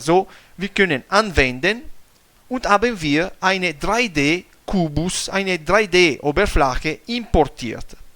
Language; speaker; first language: German; non-native, fluent; Italian